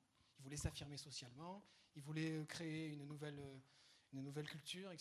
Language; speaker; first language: French; native; French